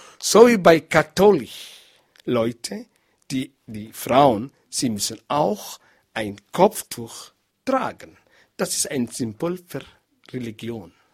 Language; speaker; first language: German; non-native, learner; Arabic